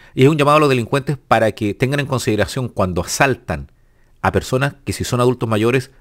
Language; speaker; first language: Spanish; native; Spanish